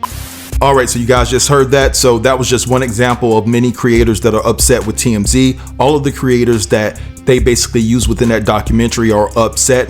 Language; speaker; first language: English; native; English